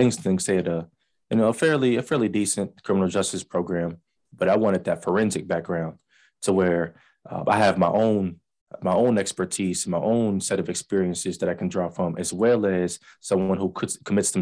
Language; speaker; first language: English; native; English